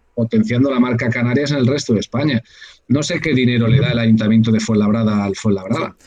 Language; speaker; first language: Spanish; native; Spanish